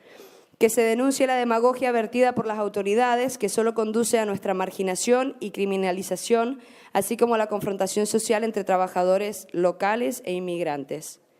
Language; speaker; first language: Spanish; native; Spanish